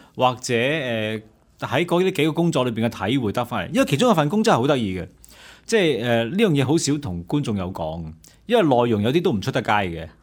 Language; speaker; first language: Cantonese; native; Cantonese